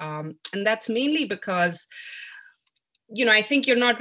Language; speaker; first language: English; non-native, local second language; Hindi